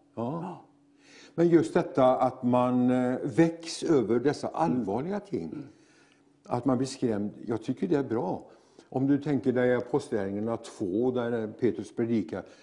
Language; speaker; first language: Swedish; native; Swedish